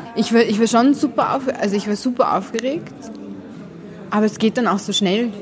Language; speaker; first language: German; early bilingual, heritage; Arabic